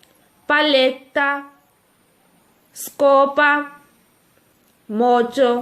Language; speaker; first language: Italian; non-native, fluent; Urdu